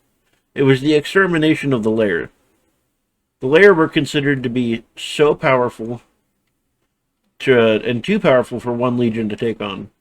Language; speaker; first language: English; native; English